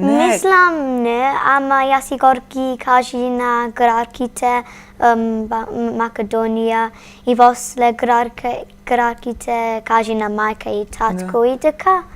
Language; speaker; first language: Macedonian; early bilingual, heritage; Macedonian